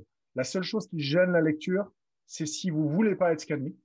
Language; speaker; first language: French; native; French